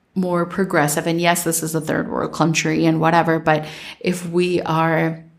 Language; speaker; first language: English; early bilingual, other home language; Spanish